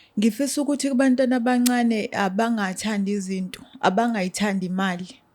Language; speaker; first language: Zulu; native; Zulu